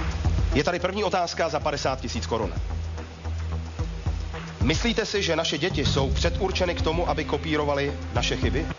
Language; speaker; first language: Czech; native; Czech